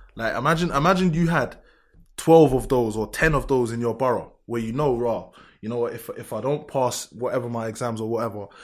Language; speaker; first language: English; native; English